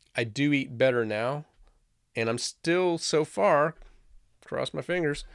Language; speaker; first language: English; native; English